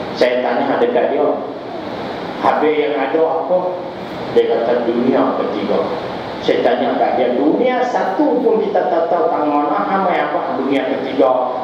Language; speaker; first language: Malay; non-native, local second language; Tamil